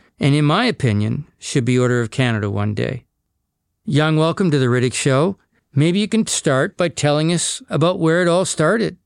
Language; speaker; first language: English; native; English